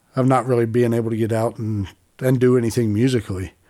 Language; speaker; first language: English; native; English